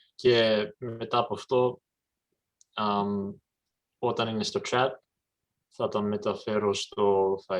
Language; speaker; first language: Greek; early bilingual, heritage; English